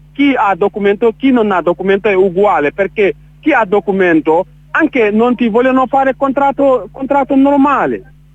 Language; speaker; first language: Italian; non-native, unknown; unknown